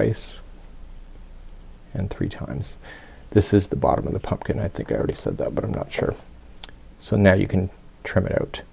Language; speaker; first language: English; native; English